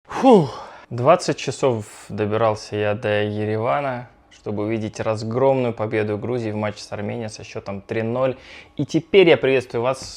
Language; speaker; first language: Russian; native; Russian